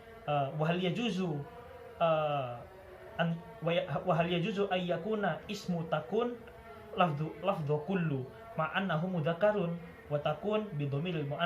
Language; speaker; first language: Arabic; non-native, learner; Javanese